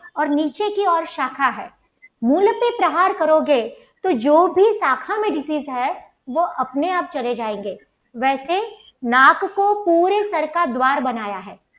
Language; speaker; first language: Hindi; non-native, local second language; Gujarati